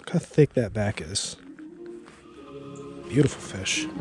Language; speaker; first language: English; native; English